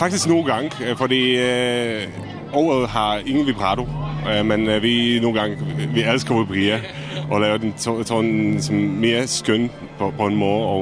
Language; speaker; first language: Danish; non-native, fluent; Czech